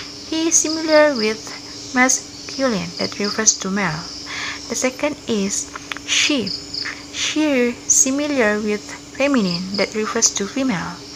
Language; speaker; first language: English; non-native, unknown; Indonesian